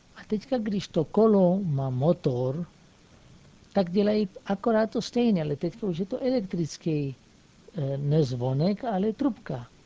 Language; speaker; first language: Czech; native; Czech